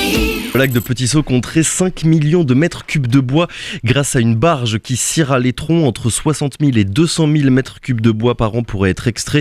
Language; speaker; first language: French; native; French